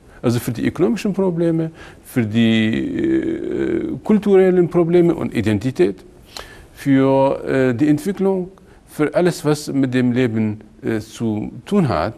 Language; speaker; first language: German; non-native, fluent; Arabic